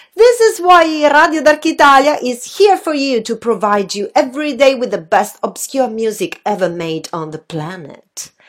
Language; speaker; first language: English; non-native, fluent; Italian